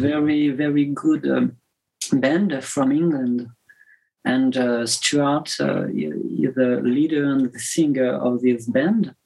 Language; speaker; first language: English; non-native, learner; French